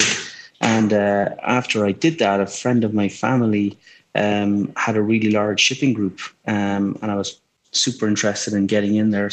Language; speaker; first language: English; native; English